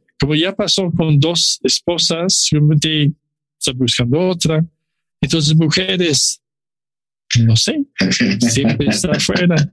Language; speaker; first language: Spanish; non-native, learner; English